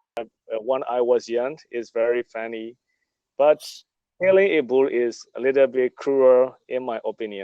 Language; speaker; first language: English; non-native, learner; Burmese